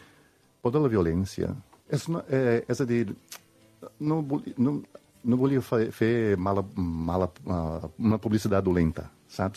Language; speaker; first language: Catalan; non-native, fluent; Portuguese